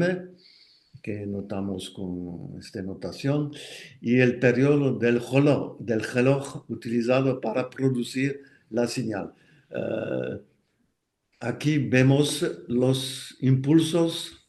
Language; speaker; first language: Spanish; non-native, fluent; French